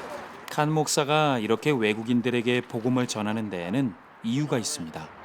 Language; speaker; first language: Korean; native; Korean